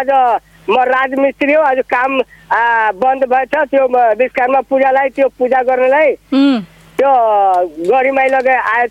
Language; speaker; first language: Nepali; non-native, local second language; Bhojpuri